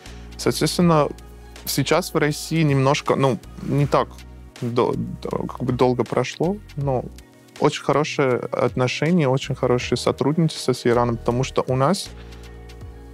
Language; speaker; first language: Russian; non-native, fluent; Persian